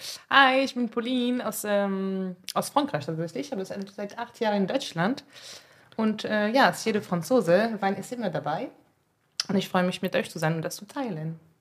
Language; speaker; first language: German; non-native, fluent; French